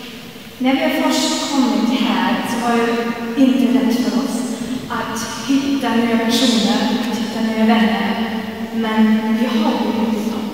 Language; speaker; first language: Swedish; non-native, learner; German